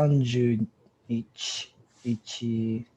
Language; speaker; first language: Japanese; non-native, learner; English